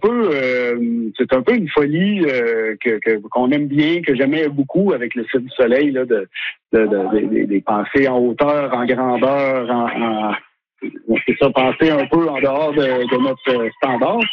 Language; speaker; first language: French; native; French